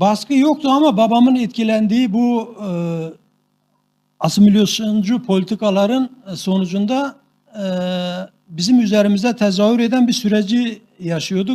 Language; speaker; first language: Turkish; non-native, local second language; Kurdish